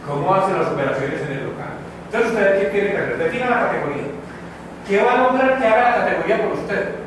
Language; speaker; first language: Spanish; native; Spanish